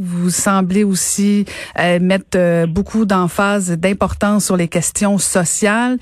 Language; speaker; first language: French; native; French